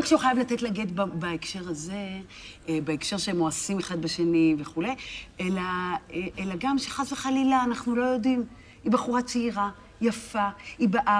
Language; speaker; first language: Hebrew; native; Hebrew